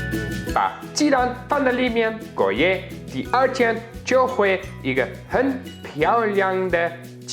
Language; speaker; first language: Chinese; non-native, learner; German